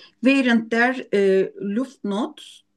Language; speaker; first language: German; non-native, learner; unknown